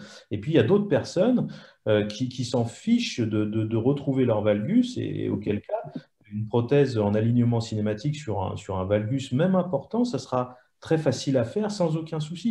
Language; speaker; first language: French; native; French